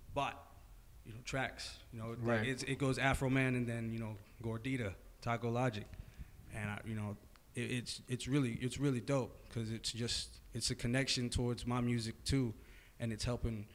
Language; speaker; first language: English; native; English